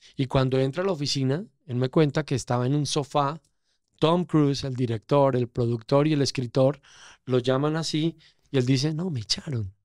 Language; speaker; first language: Spanish; native; Spanish